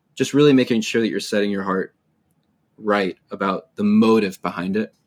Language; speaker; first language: English; native; English